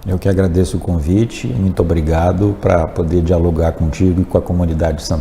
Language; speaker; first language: Portuguese; native; Portuguese